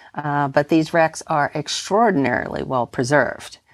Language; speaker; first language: English; native; English